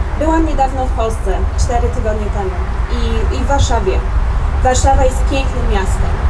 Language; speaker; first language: Polish; early bilingual, heritage; Polish